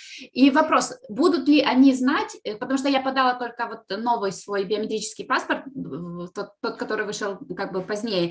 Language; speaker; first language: Russian; native; Russian